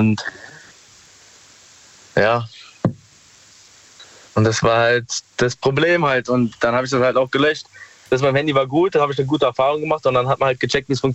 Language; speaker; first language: German; native; German